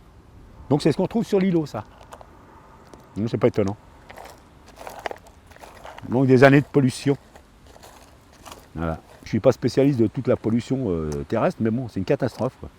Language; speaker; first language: French; native; French